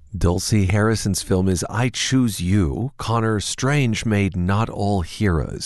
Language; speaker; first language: English; native; English